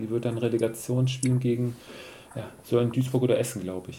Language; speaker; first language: German; native; German